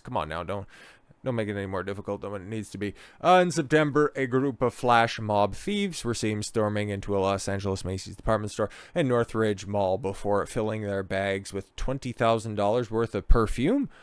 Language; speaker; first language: English; native; English